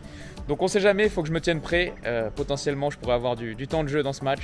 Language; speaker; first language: French; native; French